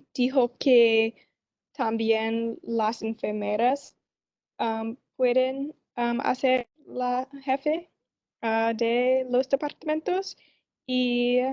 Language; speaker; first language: Spanish; non-native, learner; English